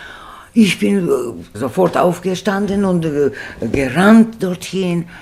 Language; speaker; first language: German; non-native, fluent; Russian